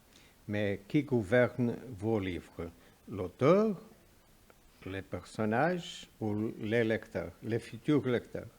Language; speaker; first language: French; non-native, fluent; Portuguese